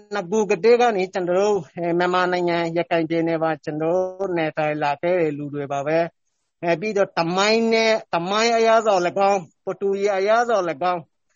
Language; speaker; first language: Burmese; non-native, local second language; Rohingya